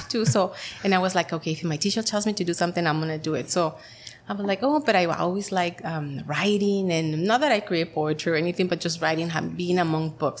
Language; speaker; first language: English; non-native, fluent; Spanish